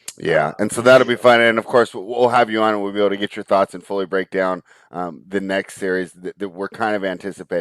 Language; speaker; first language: English; native; English